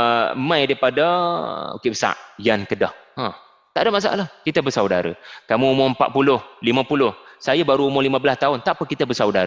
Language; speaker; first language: Malay; native; Malay